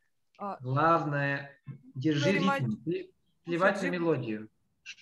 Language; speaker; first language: Russian; native; Russian